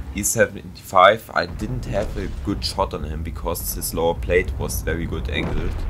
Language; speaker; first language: English; non-native, fluent; German